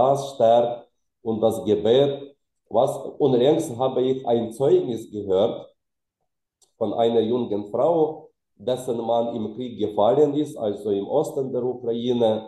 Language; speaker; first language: German; non-native, fluent; Ukrainian